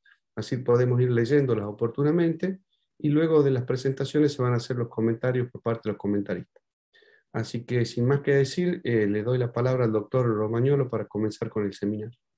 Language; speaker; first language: Spanish; native; Spanish